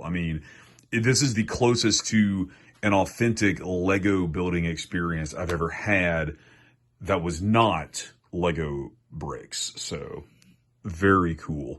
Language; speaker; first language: English; native; English